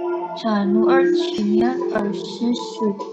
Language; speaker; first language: Chinese; non-native, learner; Indonesian